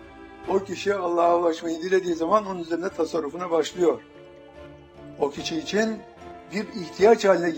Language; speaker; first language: Turkish; native; Turkish